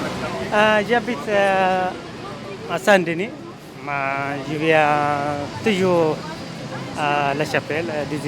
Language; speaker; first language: French; non-native, learner; Amharic